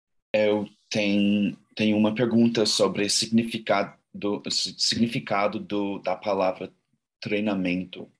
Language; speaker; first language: Portuguese; non-native, learner; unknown